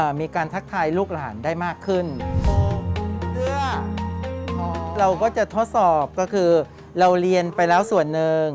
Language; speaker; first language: Thai; native; Thai